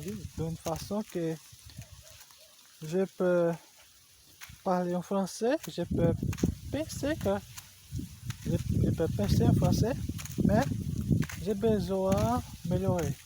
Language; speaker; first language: French; non-native, learner; Portuguese